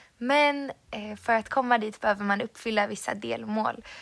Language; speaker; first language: Swedish; native; Swedish